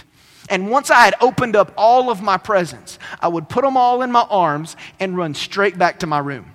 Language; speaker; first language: English; native; English